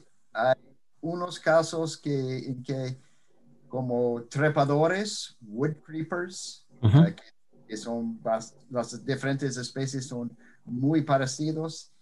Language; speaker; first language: Spanish; non-native, fluent; English